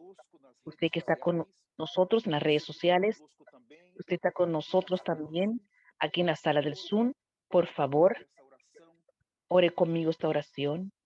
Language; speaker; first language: Spanish; non-native, fluent; Portuguese